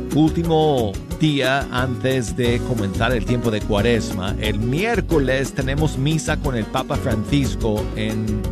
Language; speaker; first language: Spanish; non-native, fluent; English